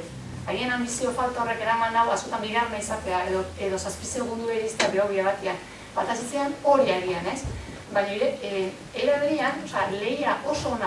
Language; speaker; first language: Basque; native; Basque